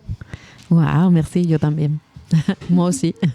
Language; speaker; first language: French; native; French